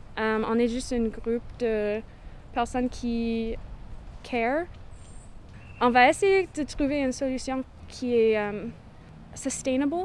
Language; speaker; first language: French; non-native, local second language; English